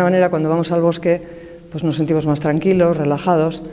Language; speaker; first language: Spanish; native; Spanish